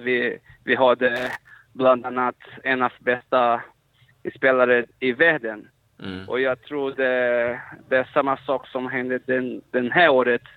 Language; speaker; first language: Swedish; non-native, fluent; Portuguese